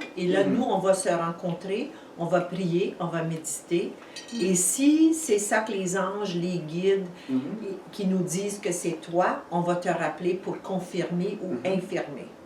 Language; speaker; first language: French; native; French